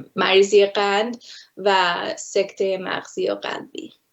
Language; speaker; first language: Persian; early bilingual, heritage; Persian